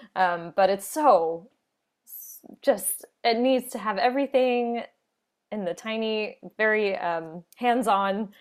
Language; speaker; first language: English; native; English